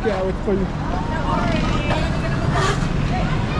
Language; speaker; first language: English; non-native, learner; French